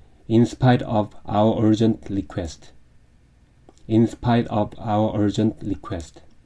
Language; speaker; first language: English; non-native, fluent; Korean